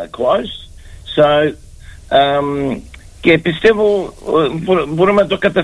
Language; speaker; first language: Greek; early bilingual, heritage; Greek